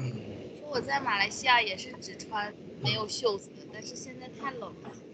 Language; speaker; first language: Chinese; native; Chinese